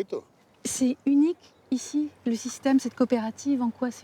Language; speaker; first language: French; native; French